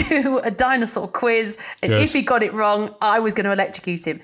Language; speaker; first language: English; native; English